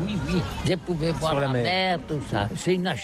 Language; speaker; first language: French; non-native, learner; Catalan